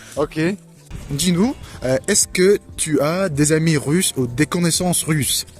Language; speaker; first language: French; non-native, fluent; Russian